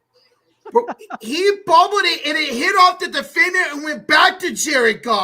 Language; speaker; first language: English; native; English